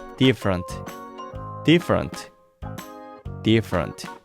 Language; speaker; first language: English; non-native, fluent; Korean